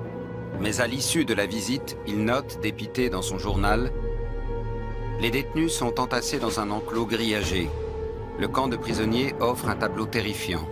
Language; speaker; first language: French; native; French